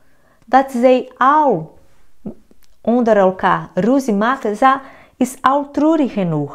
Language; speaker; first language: Dutch; non-native, fluent; Portuguese